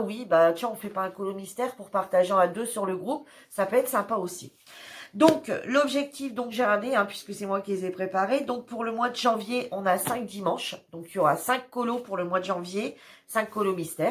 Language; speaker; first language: French; native; French